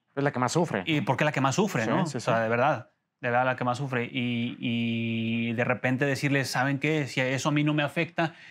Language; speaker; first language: Spanish; native; Spanish